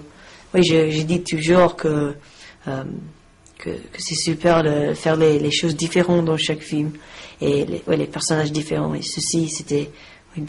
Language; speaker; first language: French; non-native, learner; English